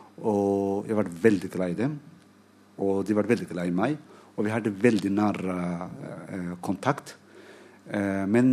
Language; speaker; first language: Norwegian; non-native, fluent; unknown